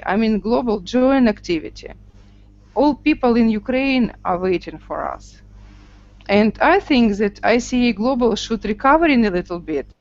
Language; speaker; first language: English; non-native, learner; Russian